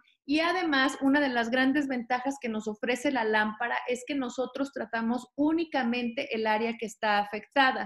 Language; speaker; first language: Spanish; native; Spanish